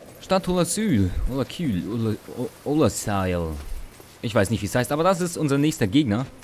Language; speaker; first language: German; early bilingual, other home language; Ukrainian